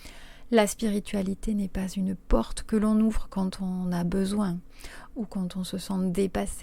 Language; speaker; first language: French; native; French